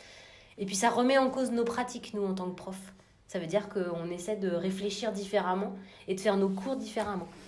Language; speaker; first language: French; native; French